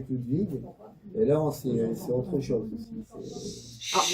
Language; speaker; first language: French; native; French